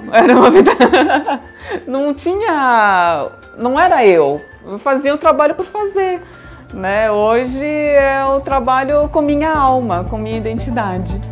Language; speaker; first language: Portuguese; native; Portuguese